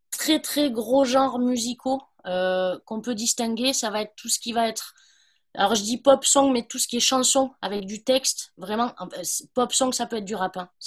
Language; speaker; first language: French; native; French